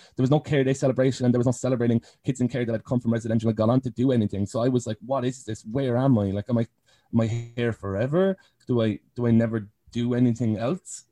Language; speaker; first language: English; native; English